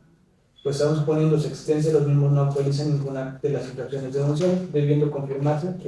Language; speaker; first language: Spanish; native; Spanish